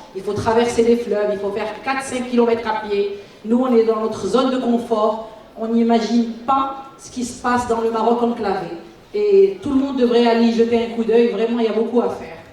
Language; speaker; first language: French; non-native, local second language; Arabic